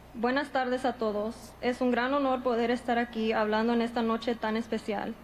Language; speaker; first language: Spanish; early bilingual, heritage; Spanish